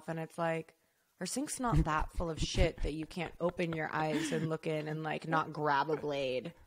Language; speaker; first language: English; native; English